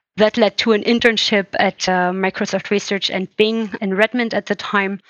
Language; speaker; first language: English; non-native, fluent; German